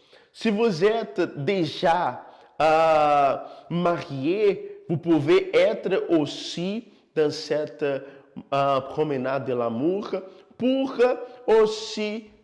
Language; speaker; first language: French; non-native, fluent; Portuguese